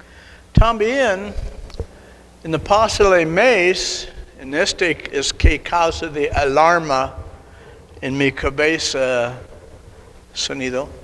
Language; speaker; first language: Spanish; non-native, learner; English